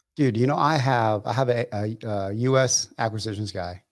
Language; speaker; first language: English; early bilingual, other home language; Vietnamese